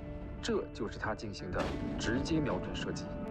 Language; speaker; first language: Chinese; native; Chinese